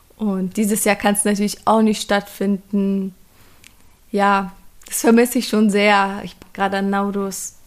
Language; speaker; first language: German; early bilingual, other home language; Persian